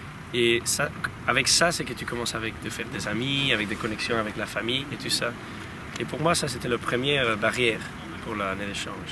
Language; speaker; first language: French; non-native, learner; Spanish